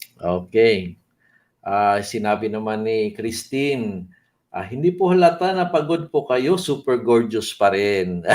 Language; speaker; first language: Filipino; native; Filipino